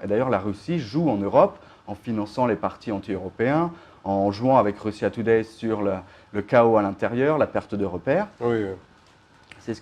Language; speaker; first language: French; native; French